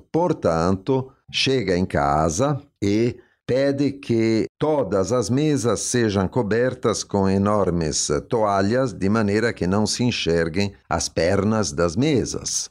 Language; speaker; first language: Portuguese; non-native, fluent; Italian